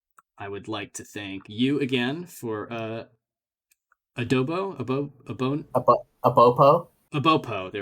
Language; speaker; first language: English; native; English